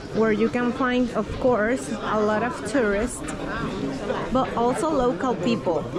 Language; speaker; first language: English; non-native, fluent; Spanish